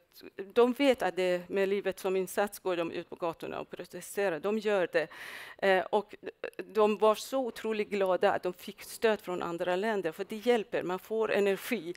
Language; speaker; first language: Swedish; non-native, fluent; Persian